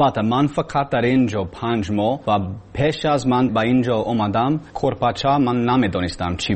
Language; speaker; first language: Persian; non-native, learner; English